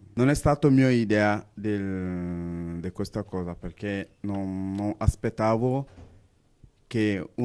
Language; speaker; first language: Italian; non-native, learner; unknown